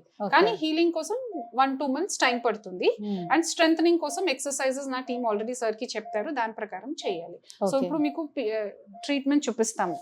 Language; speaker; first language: Telugu; non-native, fluent; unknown